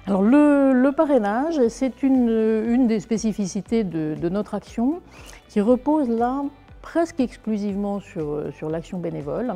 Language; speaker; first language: French; native; French